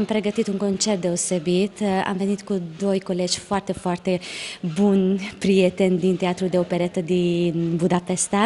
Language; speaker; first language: Romanian; non-native, local second language; Hungarian